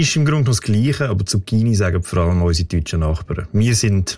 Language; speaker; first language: German; native; German